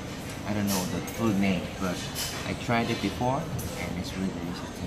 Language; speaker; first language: English; non-native, learner; Korean